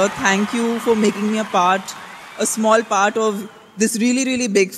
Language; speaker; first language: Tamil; non-native, fluent; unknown